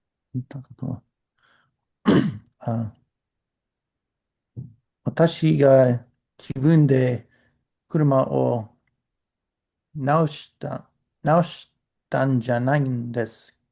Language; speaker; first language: Japanese; non-native, learner; English